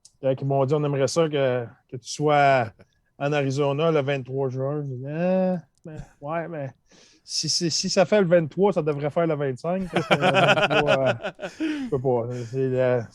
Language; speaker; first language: French; native; French